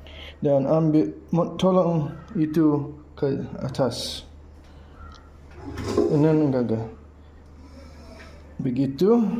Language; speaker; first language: Indonesian; non-native, learner; English